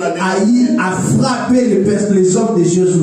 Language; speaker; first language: French; non-native, local second language; Lingala